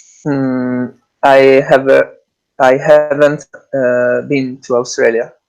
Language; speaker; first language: English; non-native, learner; Italian